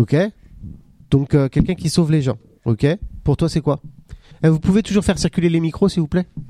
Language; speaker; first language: French; native; French